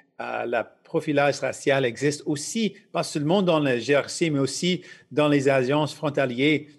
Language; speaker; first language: French; non-native, local second language; English